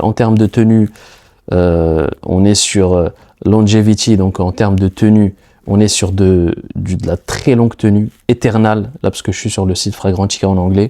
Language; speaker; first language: French; native; French